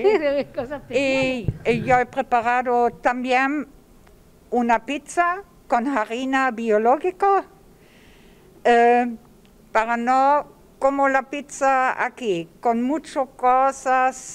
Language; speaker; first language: Spanish; non-native, learner; German